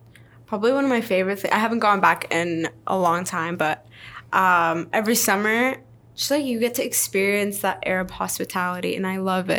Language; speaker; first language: English; non-native, fluent; Arabic